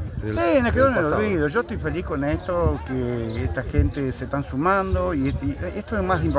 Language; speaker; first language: Spanish; native; Spanish